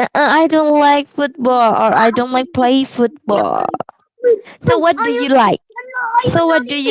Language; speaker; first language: English; non-native, fluent; Indonesian